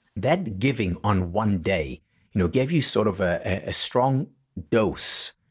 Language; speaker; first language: English; non-native, fluent; Hebrew